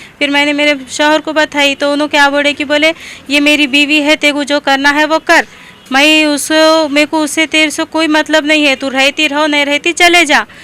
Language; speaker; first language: Hindi; native; Hindi